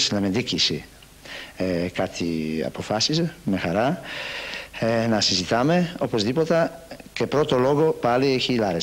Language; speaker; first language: Greek; non-native, learner; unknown